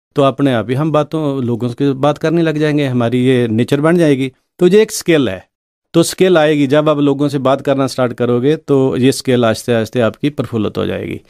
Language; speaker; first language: Hindi; non-native, local second language; Punjabi